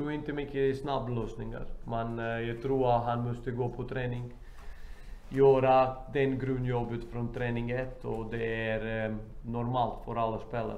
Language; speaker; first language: Swedish; non-native, fluent; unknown